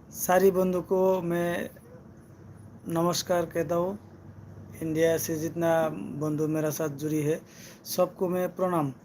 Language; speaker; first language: Hindi; non-native, learner; Bangla